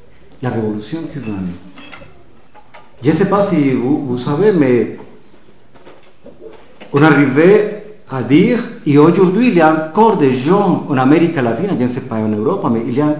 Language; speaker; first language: French; non-native, fluent; Spanish